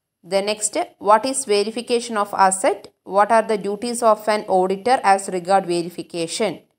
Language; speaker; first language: English; non-native, local second language; Malayalam